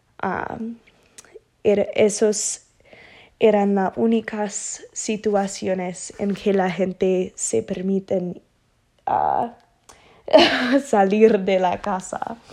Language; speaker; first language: Spanish; non-native, learner; English